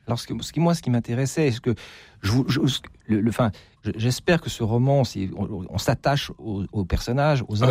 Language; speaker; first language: French; native; French